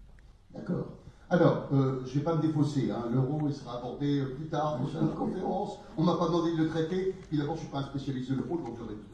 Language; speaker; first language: French; native; French